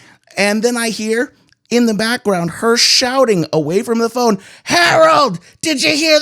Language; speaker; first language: English; native; English